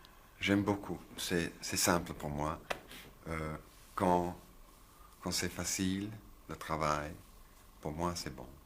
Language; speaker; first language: French; non-native, learner; English